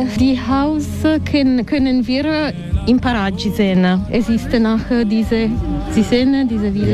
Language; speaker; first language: German; non-native, fluent; Italian